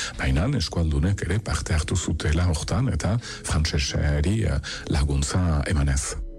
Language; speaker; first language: Basque; native; Basque